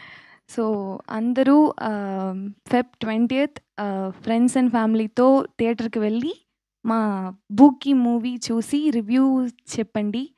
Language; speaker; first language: Telugu; non-native, learner; Tamil